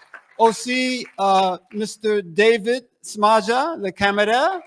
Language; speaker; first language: French; non-native, learner; English